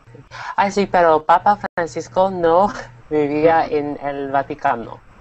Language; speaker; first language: Spanish; non-native, learner; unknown